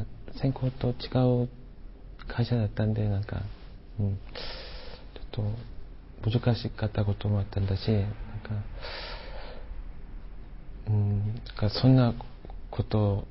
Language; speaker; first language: Japanese; non-native, fluent; Korean